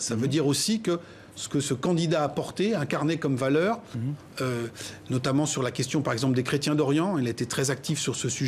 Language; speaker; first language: French; native; French